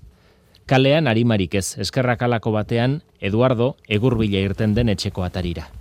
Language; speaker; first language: Basque; native; Basque